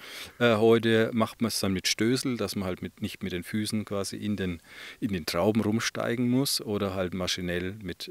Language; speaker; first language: German; native; German